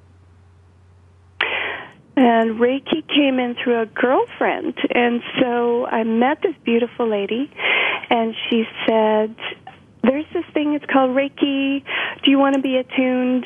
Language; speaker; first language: English; native; English